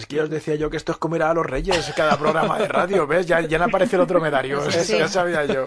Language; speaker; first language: Spanish; native; Spanish